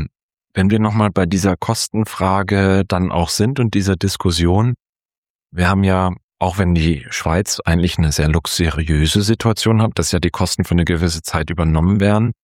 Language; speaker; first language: German; native; German